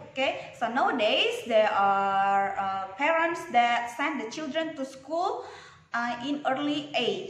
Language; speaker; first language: English; non-native, local second language; Indonesian